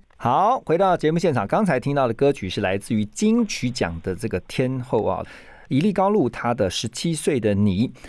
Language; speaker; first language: Chinese; native; Chinese